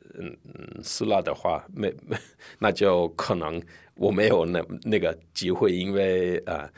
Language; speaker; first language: Chinese; non-native, fluent; Danish